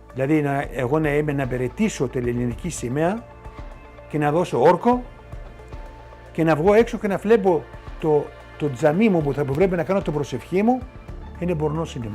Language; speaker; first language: Greek; non-native, local second language; Turkish